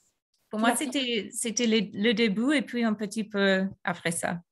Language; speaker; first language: French; non-native, fluent; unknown